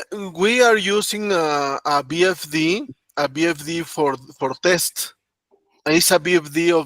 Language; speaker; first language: English; non-native, learner; Spanish